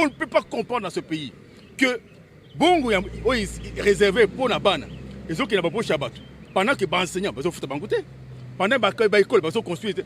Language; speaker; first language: French; non-native, local second language; Lingala